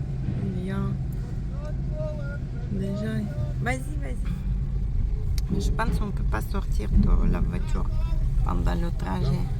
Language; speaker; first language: French; non-native, fluent; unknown